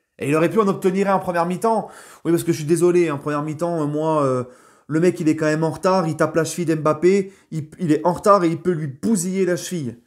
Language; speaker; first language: French; native; French